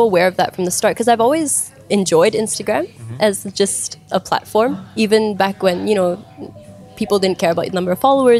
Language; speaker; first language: English; native; English